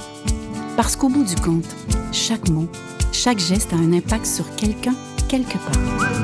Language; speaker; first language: French; native; French